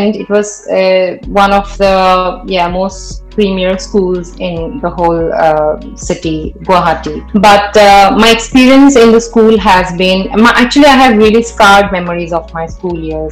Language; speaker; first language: English; non-native, local second language; Assamese